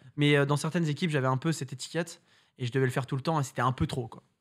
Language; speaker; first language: French; native; French